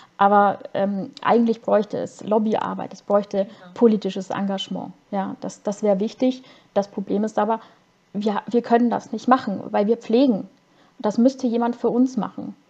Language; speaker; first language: German; native; German